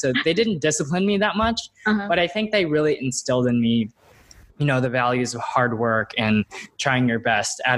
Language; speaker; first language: English; native; English